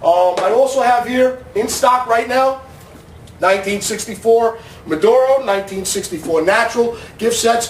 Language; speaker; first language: English; native; English